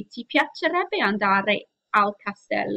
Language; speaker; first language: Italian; non-native, fluent; English